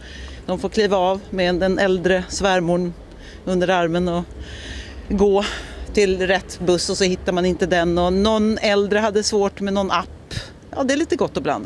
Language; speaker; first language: Swedish; native; Swedish